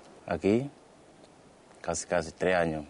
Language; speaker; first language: Spanish; non-native, learner; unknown